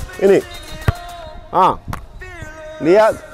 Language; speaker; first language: Indonesian; non-native, fluent; English